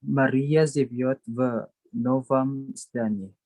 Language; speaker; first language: Russian; non-native, learner; Indonesian